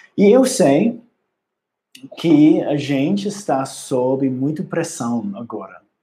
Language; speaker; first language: Portuguese; non-native, learner; English